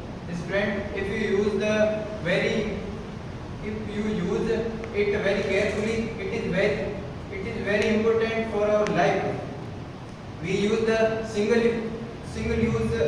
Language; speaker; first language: English; non-native, learner; Hindi